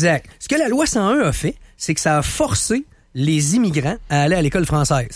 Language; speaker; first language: French; native; French